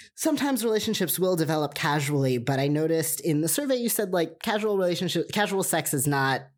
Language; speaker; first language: English; native; English